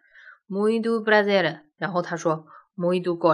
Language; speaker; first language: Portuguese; non-native, fluent; Chinese